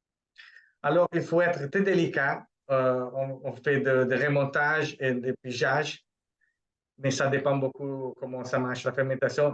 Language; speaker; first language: French; non-native, fluent; Italian